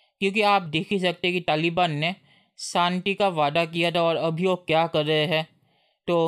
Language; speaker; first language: Hindi; native; Hindi